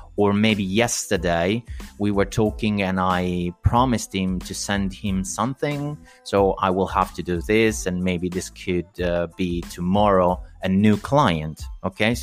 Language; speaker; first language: English; non-native, fluent; Italian